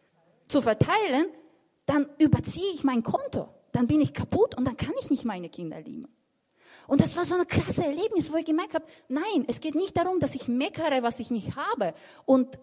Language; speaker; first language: German; non-native, fluent; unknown